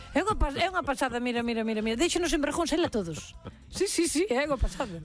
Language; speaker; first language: Galician; native; Galician